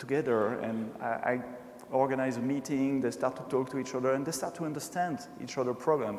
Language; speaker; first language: English; non-native, fluent; French